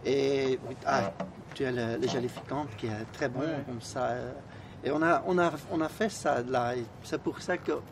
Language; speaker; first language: French; non-native, fluent; Spanish